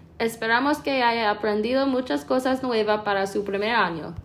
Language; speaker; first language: Spanish; non-native, learner; English